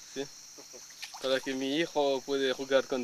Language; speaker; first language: Spanish; non-native, learner; French